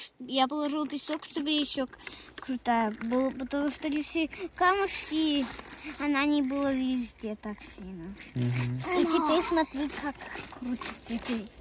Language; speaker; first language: Russian; early bilingual, heritage; Russian